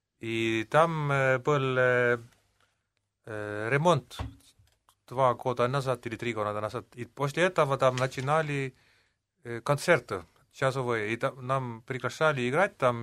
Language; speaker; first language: Russian; non-native, local second language; Estonian